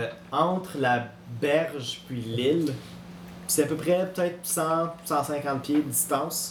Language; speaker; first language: French; native; French